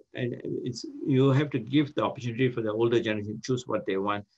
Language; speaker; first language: English; non-native, local second language; Tamil